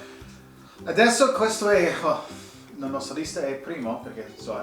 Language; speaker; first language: Italian; non-native, learner; English